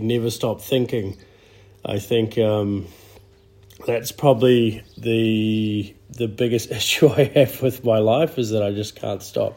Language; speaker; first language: English; native; English